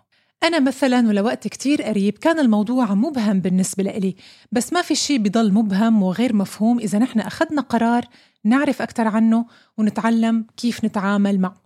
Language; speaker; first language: Arabic; native; Arabic